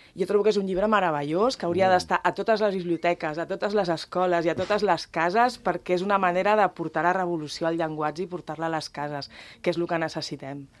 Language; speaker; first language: Catalan; non-native, fluent; Spanish